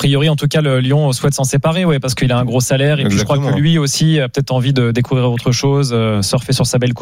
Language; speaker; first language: French; native; French